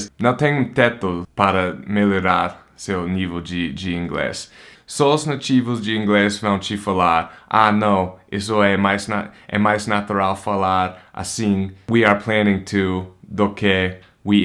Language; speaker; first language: Portuguese; non-native, fluent; English